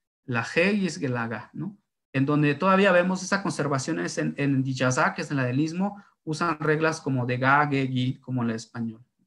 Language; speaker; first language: Spanish; non-native, local second language; Zapotec